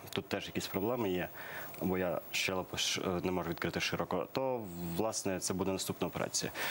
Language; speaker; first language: Ukrainian; early bilingual, other home language; Persian